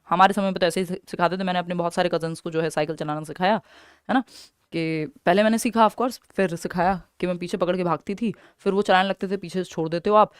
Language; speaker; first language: Hindi; native; Hindi